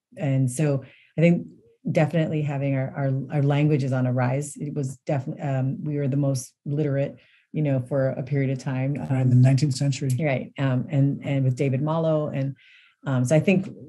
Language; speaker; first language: English; native; English